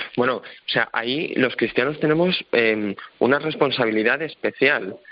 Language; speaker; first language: Spanish; native; Spanish